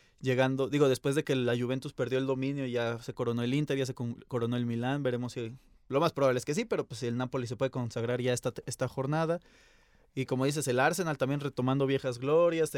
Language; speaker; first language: Spanish; native; Spanish